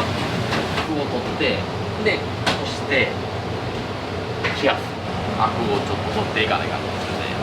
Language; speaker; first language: Japanese; native; Japanese